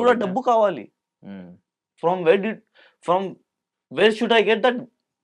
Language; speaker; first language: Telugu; non-native, local second language; Urdu